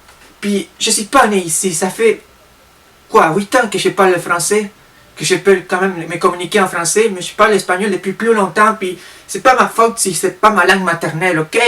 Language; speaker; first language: French; native; French